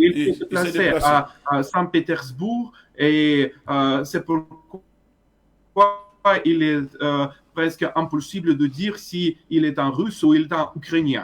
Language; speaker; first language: French; non-native, fluent; Russian